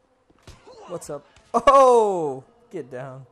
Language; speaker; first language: English; native; English